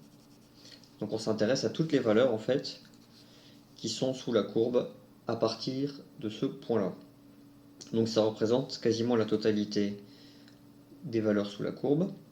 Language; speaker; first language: French; native; French